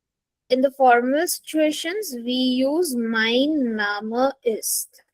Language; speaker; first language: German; non-native, fluent; Hindi